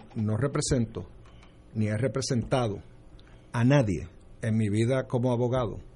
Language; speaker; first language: Spanish; native; Spanish